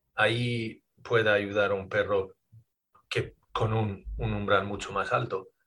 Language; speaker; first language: Spanish; non-native, fluent; Swedish